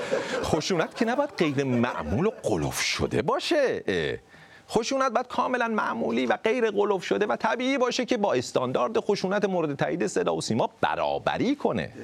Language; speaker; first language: Persian; native; Persian